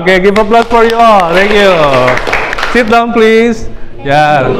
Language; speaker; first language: English; non-native, fluent; Indonesian